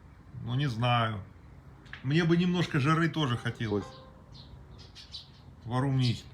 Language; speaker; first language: Russian; native; Russian